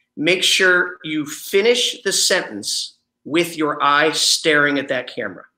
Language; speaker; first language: English; native; English